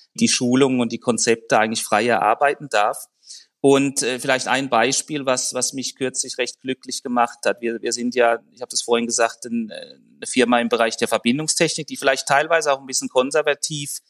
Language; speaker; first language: German; native; German